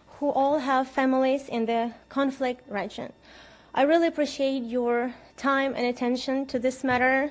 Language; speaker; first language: English; non-native, fluent; Ukrainian